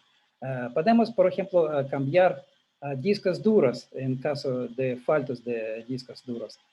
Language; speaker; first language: Spanish; non-native, learner; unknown